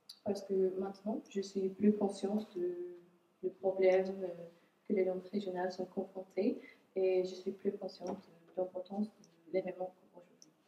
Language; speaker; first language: French; non-native, fluent; English